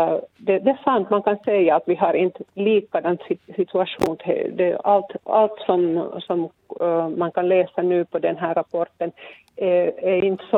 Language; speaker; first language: Swedish; non-native, local second language; Finnish